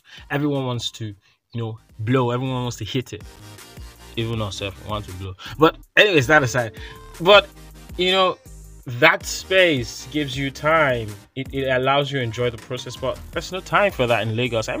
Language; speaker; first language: English; non-native, local second language; Yoruba